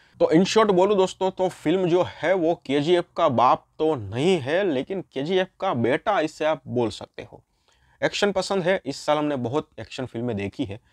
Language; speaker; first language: Hindi; non-native, local second language; Gujarati